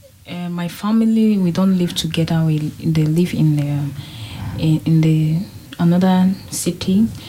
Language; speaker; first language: English; non-native, local second language; Bini